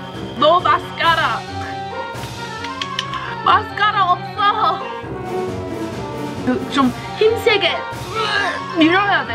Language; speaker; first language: Korean; non-native, learner; English